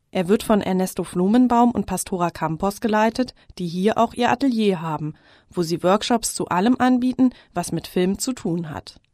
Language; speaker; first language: German; native; German